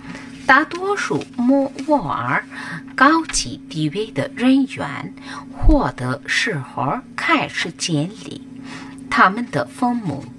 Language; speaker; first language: Chinese; non-native, learner; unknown